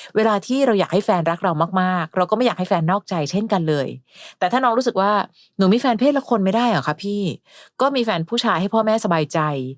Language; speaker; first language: Thai; native; Thai